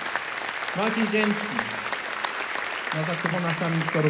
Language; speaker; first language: Polish; native; Polish